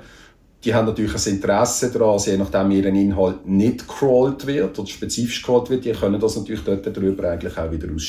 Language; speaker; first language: German; native; German